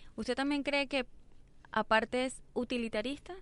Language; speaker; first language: Spanish; native; Spanish